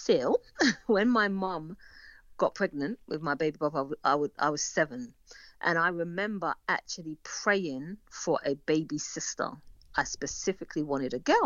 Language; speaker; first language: English; native; English